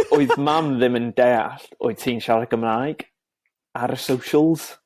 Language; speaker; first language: Welsh; non-native, learner; English